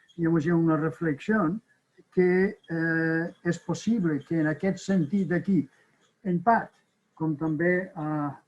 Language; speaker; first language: Catalan; non-native, fluent; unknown